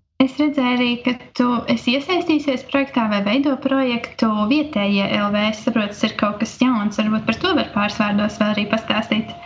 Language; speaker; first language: Latvian; native; Latvian